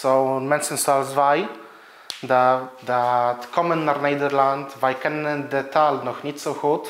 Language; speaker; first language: Dutch; non-native, learner; Polish